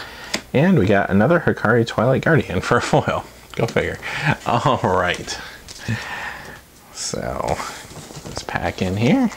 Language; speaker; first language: English; native; English